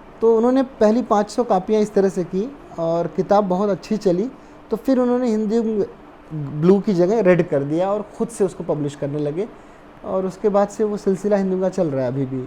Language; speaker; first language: Hindi; native; Hindi